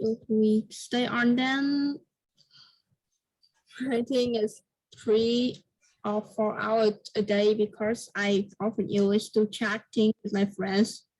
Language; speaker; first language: English; non-native, learner; Vietnamese